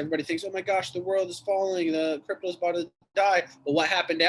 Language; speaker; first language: English; native; English